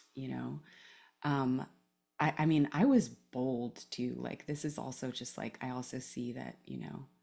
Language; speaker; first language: English; native; English